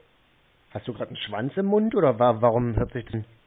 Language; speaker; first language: German; native; German